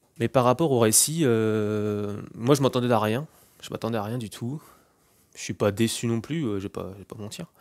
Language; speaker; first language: French; native; French